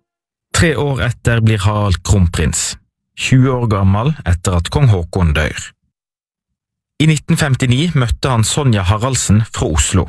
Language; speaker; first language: Norwegian; native; Norwegian